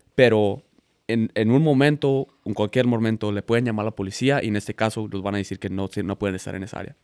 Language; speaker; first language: Spanish; early bilingual, heritage; Spanish